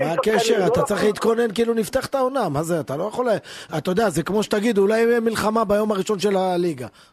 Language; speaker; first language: Hebrew; native; Hebrew